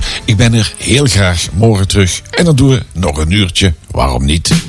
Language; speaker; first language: Dutch; native; Dutch